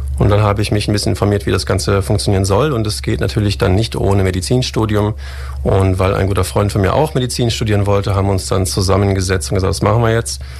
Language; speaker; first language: German; native; German